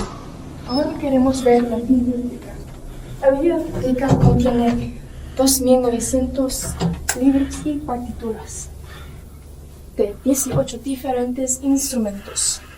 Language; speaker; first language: Spanish; non-native, local second language; Low German